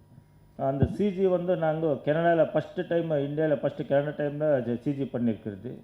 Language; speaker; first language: Tamil; non-native, learner; Kannada